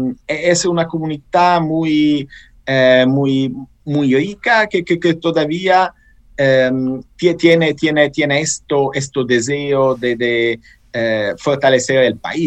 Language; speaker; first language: Spanish; non-native, fluent; Italian